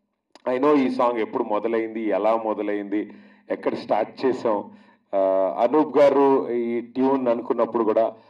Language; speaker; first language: Telugu; native; Telugu